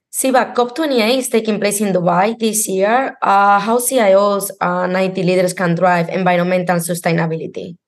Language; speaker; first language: English; non-native, fluent; Spanish